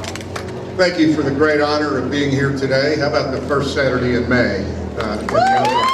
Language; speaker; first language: English; native; English